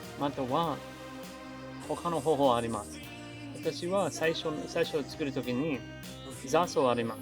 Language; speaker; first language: Japanese; non-native, learner; English